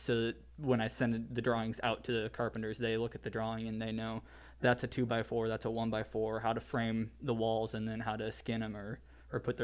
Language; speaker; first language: English; native; English